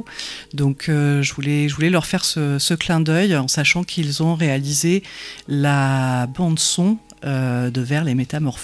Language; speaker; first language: French; native; French